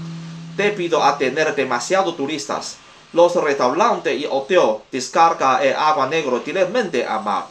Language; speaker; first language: Spanish; non-native, learner; Chinese